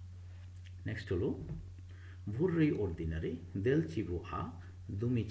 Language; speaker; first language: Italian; non-native, fluent; Bangla